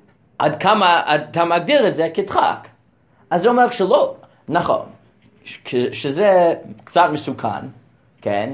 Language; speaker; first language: Hebrew; non-native, fluent; English